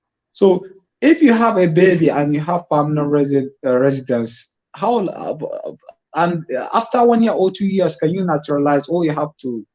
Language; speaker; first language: English; non-native, fluent; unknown